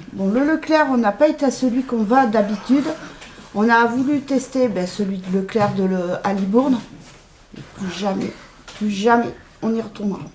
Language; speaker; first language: French; native; French